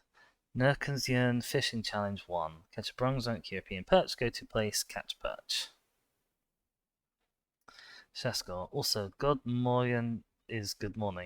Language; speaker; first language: English; native; English